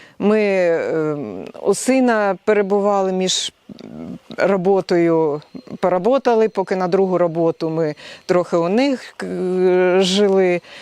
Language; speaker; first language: Ukrainian; non-native, local second language; Russian